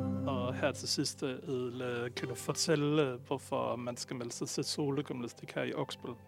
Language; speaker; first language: Danish; native; Danish